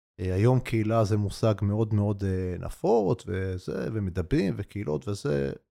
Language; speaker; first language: Hebrew; early bilingual, other home language; Portuguese